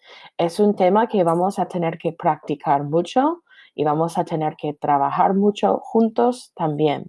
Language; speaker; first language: Spanish; non-native, fluent; English